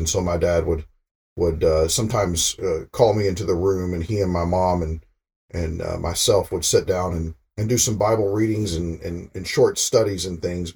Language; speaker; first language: English; native; English